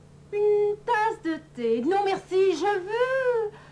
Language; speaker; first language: French; non-native, learner; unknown